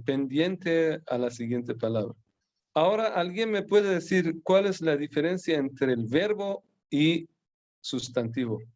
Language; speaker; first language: Spanish; non-native, fluent; Persian